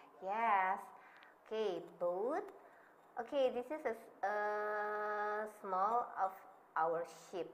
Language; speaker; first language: English; non-native, learner; Indonesian